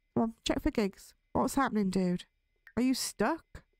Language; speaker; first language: English; native; English